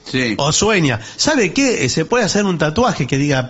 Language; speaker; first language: Spanish; native; Spanish